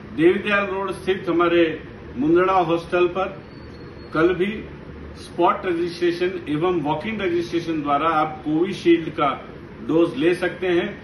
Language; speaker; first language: Hindi; non-native, local second language; Gujarati